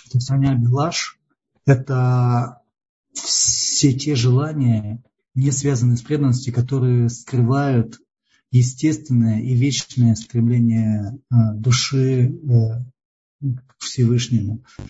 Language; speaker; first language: Russian; native; Russian